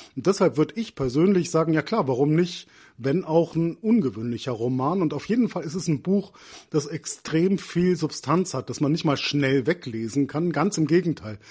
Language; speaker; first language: German; native; German